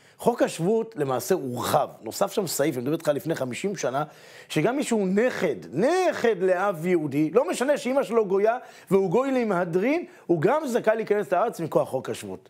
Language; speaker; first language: Hebrew; native; Hebrew